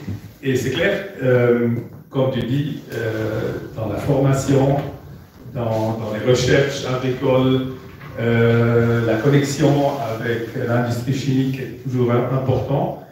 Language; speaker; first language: French; non-native, fluent; German